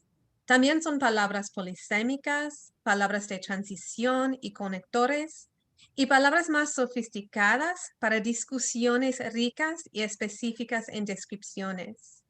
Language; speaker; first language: Spanish; early bilingual, heritage; Spanish